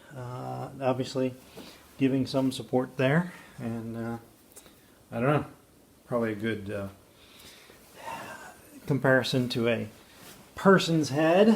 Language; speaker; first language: English; native; English